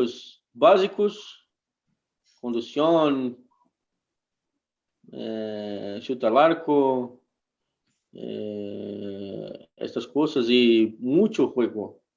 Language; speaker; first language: Spanish; non-native, fluent; Portuguese